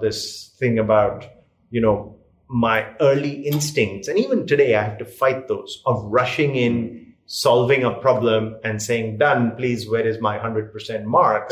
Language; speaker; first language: English; non-native, local second language; Hindi